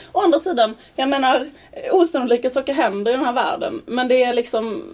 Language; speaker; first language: Swedish; native; Swedish